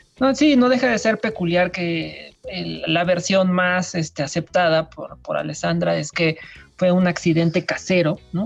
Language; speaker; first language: Spanish; native; Spanish